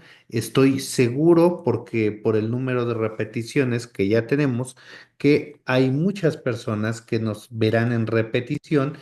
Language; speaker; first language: Spanish; native; Spanish